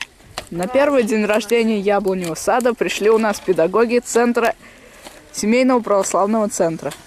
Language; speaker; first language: Russian; native; Russian